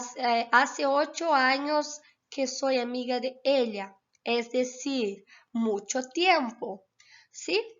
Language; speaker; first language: Spanish; non-native, fluent; Portuguese